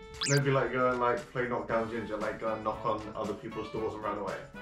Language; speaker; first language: English; native; English